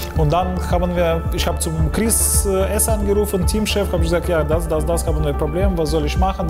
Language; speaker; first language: German; non-native, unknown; Ukrainian